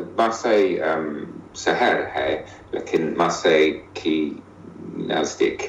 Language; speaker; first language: Hindi; non-native, learner; English